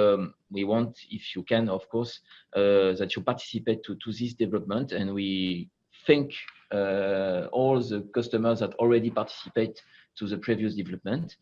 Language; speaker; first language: English; non-native, fluent; French